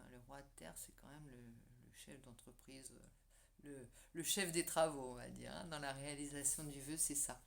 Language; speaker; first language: French; native; French